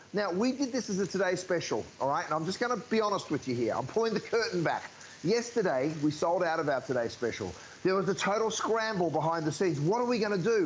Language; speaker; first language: English; native; English